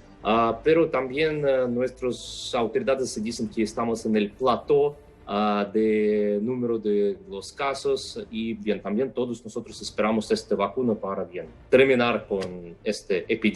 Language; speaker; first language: Spanish; non-native, fluent; Russian